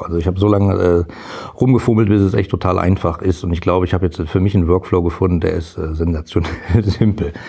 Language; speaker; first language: German; native; German